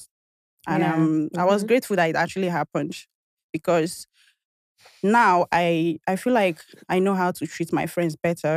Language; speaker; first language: English; non-native, local second language; Igbo